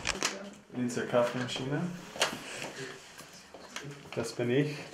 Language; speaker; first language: German; non-native, fluent; English